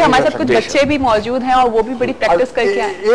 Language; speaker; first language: Urdu; native; Urdu